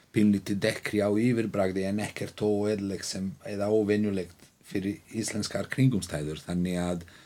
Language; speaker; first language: Icelandic; non-native, fluent; Bosnian